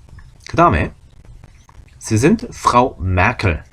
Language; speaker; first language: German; non-native, fluent; Korean